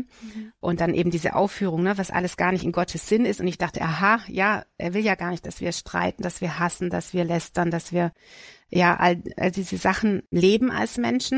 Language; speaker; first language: German; native; German